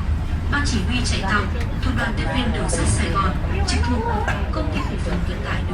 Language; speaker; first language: Vietnamese; native; Vietnamese